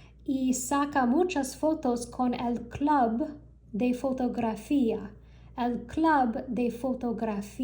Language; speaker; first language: Spanish; non-native, learner; English